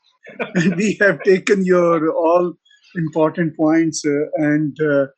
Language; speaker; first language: English; non-native, local second language; Punjabi